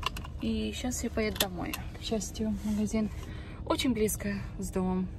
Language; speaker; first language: Russian; early bilingual, heritage; Russian